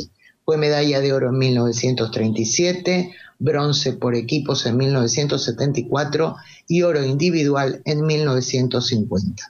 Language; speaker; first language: Spanish; native; Spanish